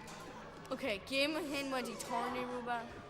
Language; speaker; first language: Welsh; non-native, local second language; English